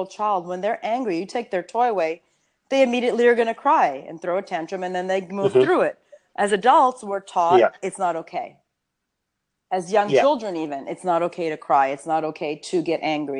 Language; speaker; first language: English; early bilingual, other home language; Urdu